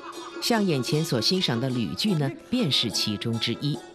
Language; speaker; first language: Chinese; native; Chinese